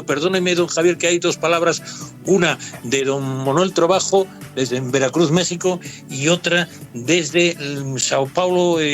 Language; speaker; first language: Spanish; native; Spanish